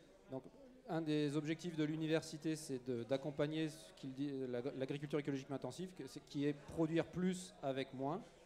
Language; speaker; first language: French; native; French